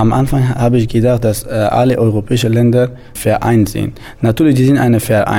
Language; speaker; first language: German; non-native, fluent; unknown